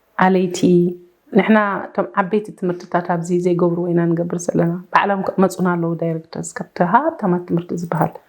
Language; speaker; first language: Tigrinya; early bilingual, heritage; Tigrinya